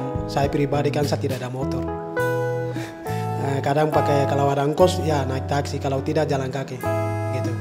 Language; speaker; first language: Indonesian; non-native, local second language; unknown